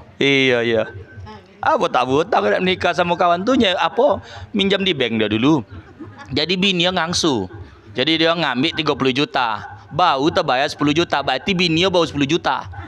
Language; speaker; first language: Malay; native; Malay